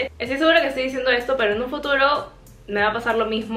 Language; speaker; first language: Spanish; native; Spanish